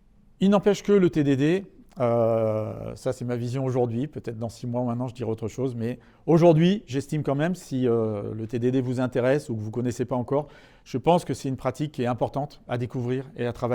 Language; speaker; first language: French; native; French